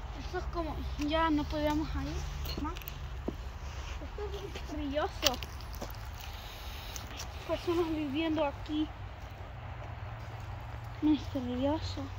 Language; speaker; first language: Spanish; early bilingual, heritage; Spanish